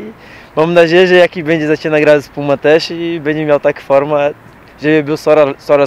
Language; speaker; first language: Polish; non-native, learner; Portuguese